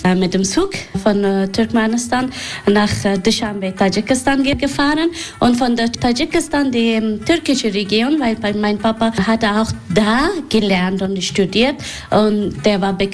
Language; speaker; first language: German; non-native, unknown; Persian